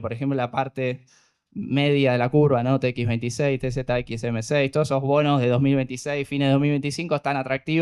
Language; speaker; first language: Spanish; native; Spanish